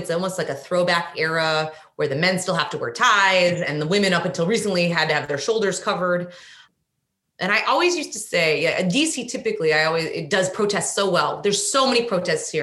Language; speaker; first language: English; native; English